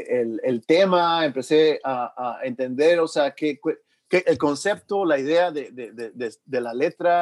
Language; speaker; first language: Spanish; early bilingual, heritage; Spanish